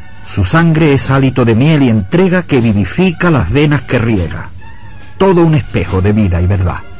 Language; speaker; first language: Spanish; native; Spanish